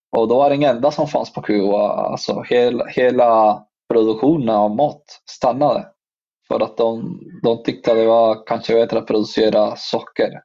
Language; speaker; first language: Swedish; non-native, fluent; Spanish